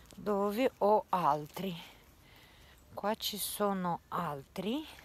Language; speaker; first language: Italian; non-native, fluent; Russian